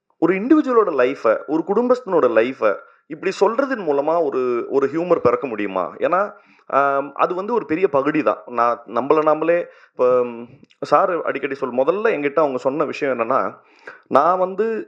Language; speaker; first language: Tamil; native; Tamil